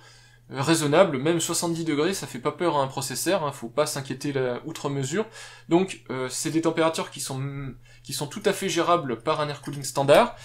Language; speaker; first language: French; native; French